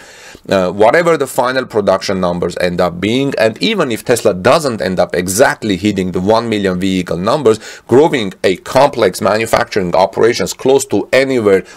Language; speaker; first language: English; non-native, fluent; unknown